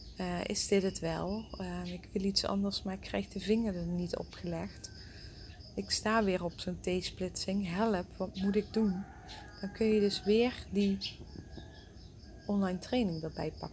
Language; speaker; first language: Dutch; native; Dutch